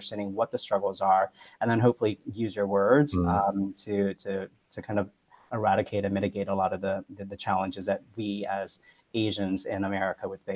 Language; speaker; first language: English; early bilingual, other home language; Vietnamese